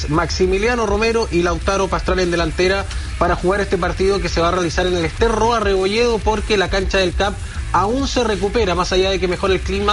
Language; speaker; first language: Spanish; native; Spanish